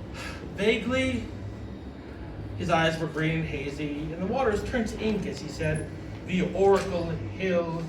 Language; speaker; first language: English; native; English